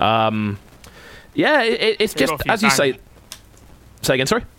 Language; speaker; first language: English; native; English